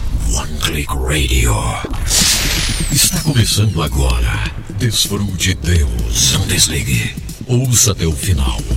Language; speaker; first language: Portuguese; native; Portuguese